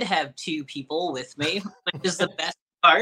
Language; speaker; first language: English; native; English